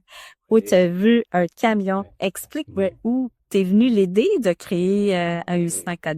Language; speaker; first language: French; native; French